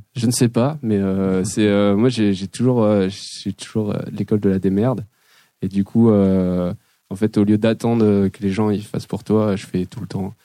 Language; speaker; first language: French; native; French